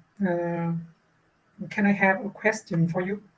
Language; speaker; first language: English; non-native, learner; Vietnamese